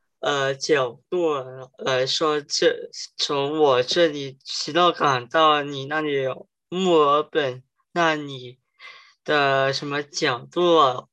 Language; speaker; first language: Chinese; early bilingual, heritage; Chinese